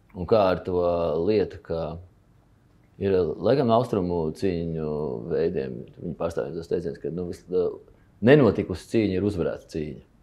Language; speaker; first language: Latvian; native; Latvian